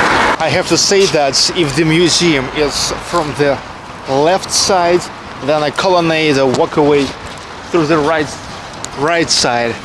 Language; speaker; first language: English; non-native, fluent; Russian